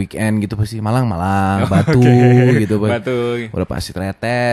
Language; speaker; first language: Indonesian; native; Indonesian